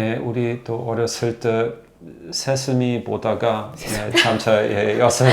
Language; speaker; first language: Korean; non-native, learner; German